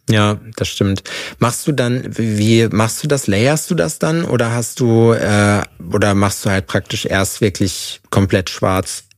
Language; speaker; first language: German; native; German